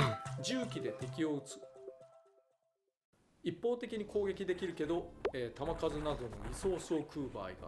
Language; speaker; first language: Japanese; native; Japanese